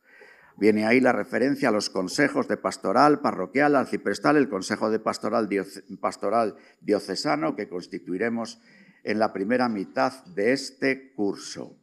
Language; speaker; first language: Spanish; native; Spanish